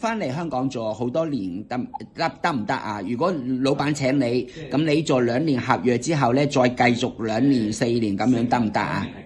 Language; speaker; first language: Cantonese; native; Cantonese